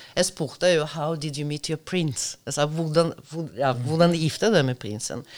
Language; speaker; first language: Norwegian; non-native, fluent; Russian